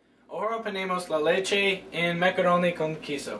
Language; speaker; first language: Spanish; non-native, learner; English